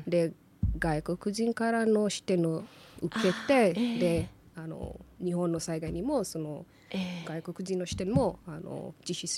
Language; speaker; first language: Japanese; non-native, learner; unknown